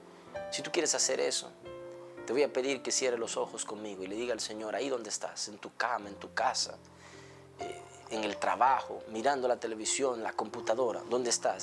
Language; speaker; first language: Spanish; native; Spanish